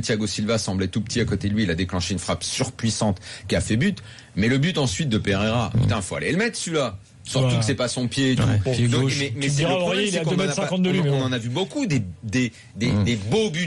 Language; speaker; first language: French; native; French